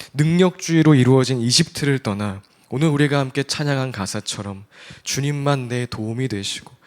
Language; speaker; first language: Korean; native; Korean